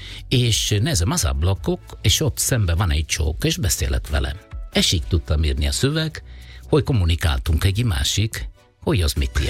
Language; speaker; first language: Hungarian; non-native, learner; Italian